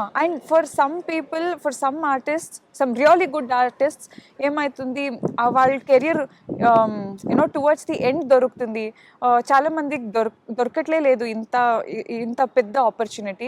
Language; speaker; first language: Telugu; non-native, learner; Kannada